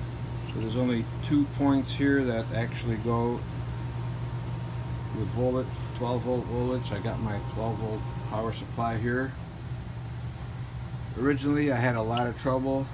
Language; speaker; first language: English; native; English